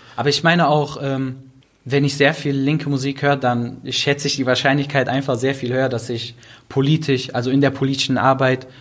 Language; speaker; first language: German; native; German